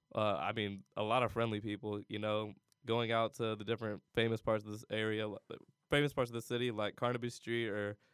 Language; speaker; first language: English; native; English